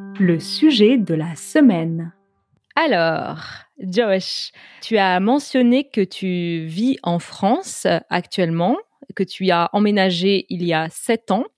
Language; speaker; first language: French; native; French